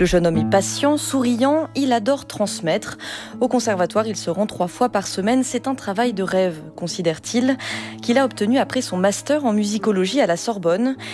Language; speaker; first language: French; native; French